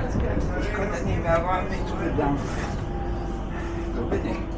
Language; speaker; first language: German; non-native, learner; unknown